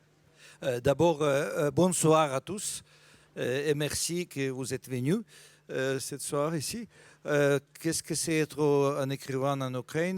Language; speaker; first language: French; non-native, fluent; Russian